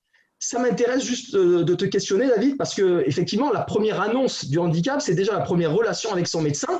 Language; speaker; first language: French; native; French